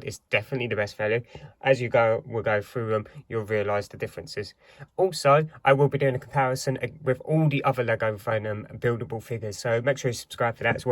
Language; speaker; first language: English; native; English